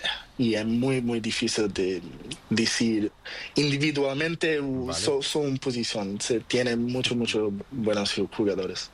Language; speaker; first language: Spanish; non-native, learner; Portuguese